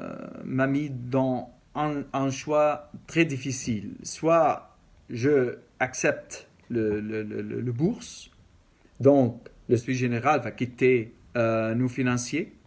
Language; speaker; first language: French; non-native, learner; Arabic